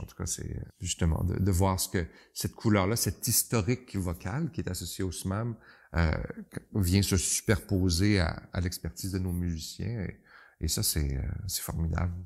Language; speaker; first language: French; native; French